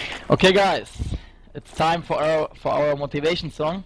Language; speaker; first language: English; non-native, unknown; German